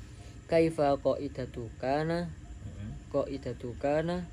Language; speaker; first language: Arabic; non-native, learner; Indonesian